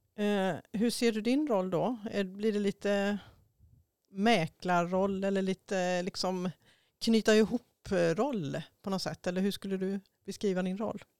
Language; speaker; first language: Swedish; native; Swedish